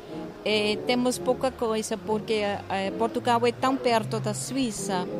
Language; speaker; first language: Portuguese; non-native, fluent; German